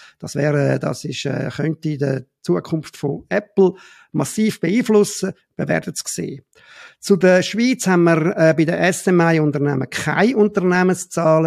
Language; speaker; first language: German; native; German